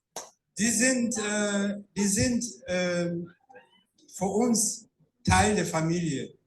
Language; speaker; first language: German; non-native, fluent; Rundi